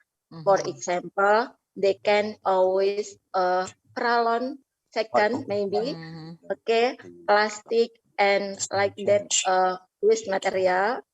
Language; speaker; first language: English; non-native, learner; Indonesian